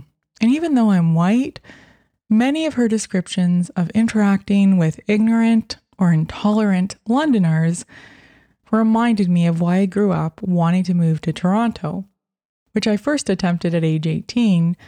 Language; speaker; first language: English; native; English